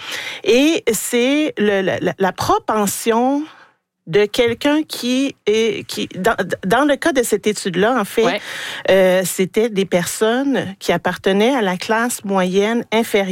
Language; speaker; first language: French; native; French